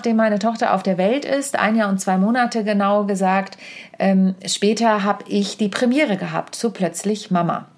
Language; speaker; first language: German; native; German